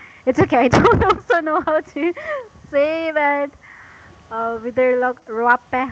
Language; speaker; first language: English; non-native, fluent; Cebuano